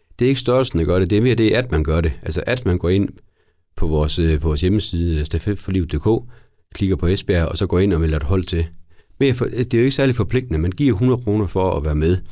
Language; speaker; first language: Danish; native; Danish